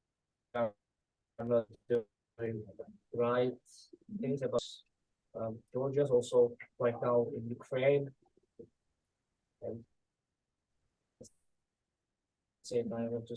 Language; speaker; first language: English; non-native, learner; Georgian